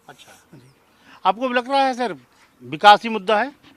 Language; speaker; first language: Hindi; native; Hindi